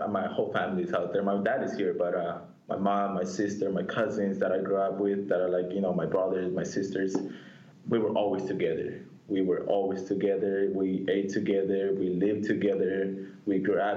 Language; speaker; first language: English; non-native, fluent; Spanish